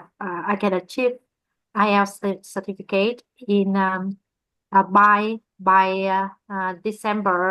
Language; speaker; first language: English; non-native, learner; Vietnamese